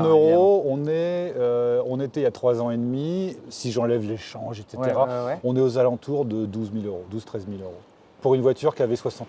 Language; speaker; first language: French; native; French